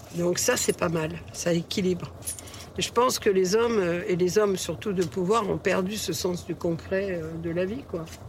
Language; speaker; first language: French; early bilingual, other home language; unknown